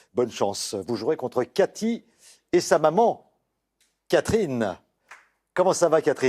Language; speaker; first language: French; native; French